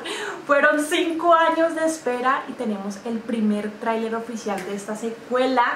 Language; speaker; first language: Spanish; native; Spanish